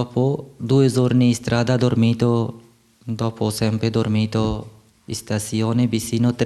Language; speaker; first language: Italian; non-native, learner; Bangla